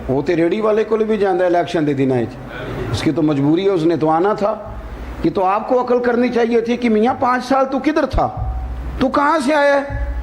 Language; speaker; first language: Urdu; non-native, local second language; Punjabi